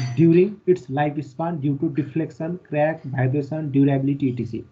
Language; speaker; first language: English; non-native, local second language; Nepali